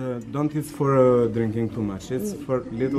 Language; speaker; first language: English; non-native, learner; Albanian